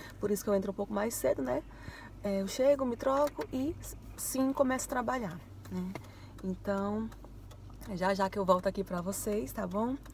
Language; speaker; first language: Portuguese; native; Portuguese